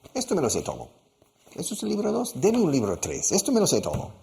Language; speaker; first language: Spanish; non-native, fluent; English